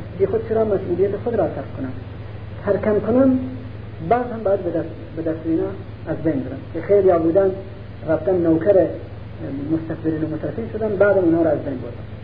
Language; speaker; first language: Persian; non-native, local second language; Central Kurdish